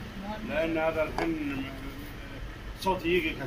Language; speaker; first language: Arabic; non-native, learner; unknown